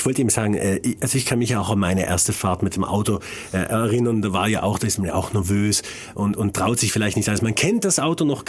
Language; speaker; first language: German; native; German